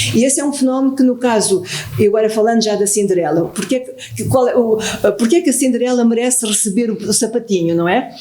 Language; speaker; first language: Portuguese; native; Portuguese